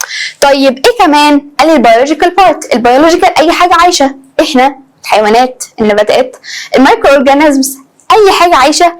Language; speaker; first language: Arabic; native; Arabic